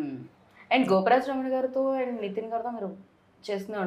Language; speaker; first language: Telugu; native; Telugu